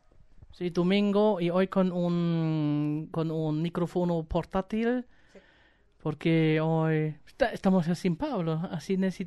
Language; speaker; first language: Spanish; non-native, fluent; German